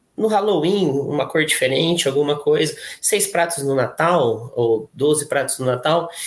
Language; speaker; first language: Portuguese; native; Portuguese